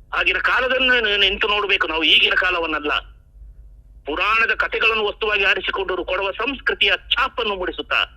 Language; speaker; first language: Kannada; non-native, local second language; Kodava